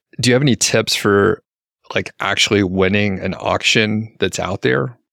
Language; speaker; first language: English; native; English